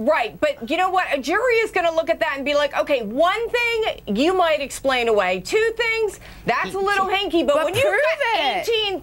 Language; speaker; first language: English; native; English